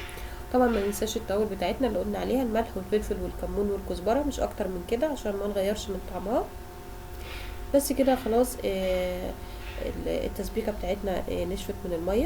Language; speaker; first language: Arabic; native; Arabic